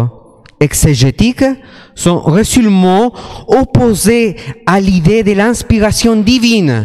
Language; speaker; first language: French; non-native, fluent; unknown